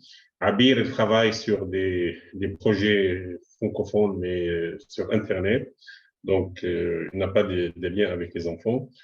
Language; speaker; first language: French; non-native, local second language; Arabic